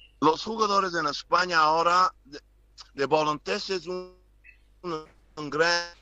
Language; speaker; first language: Spanish; non-native, learner; English